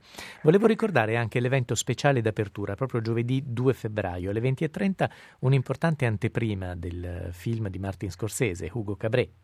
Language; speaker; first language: Italian; native; Italian